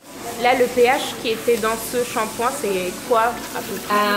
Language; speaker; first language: French; native; French